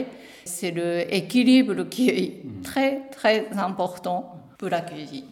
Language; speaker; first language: French; non-native, learner; Japanese